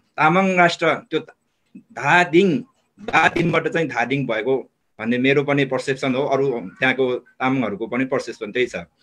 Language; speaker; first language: Nepali; non-native, local second language; Eastern Tamang